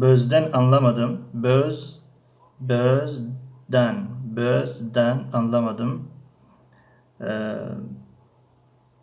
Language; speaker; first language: Turkish; non-native, fluent; Tajik